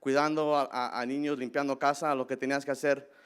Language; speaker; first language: Spanish; early bilingual, heritage; Spanish